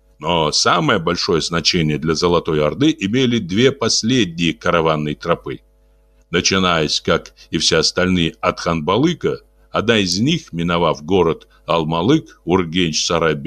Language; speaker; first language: Russian; native; Russian